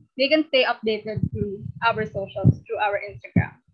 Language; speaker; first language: English; non-native, local second language; Filipino